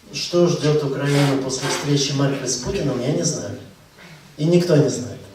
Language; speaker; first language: Russian; native; Russian